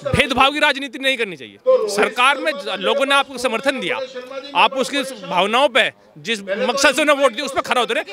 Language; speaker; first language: Hindi; native; Hindi